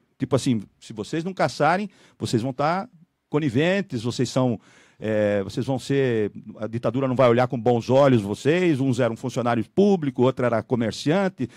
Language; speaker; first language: Portuguese; native; Portuguese